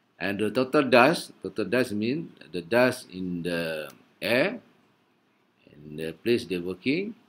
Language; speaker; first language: English; non-native, local second language; Malay